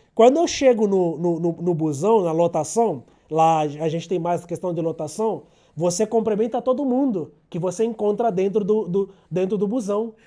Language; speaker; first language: Portuguese; native; Portuguese